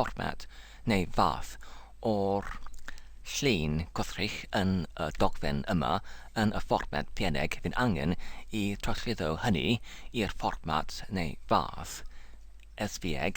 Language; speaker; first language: Welsh; non-native, learner; English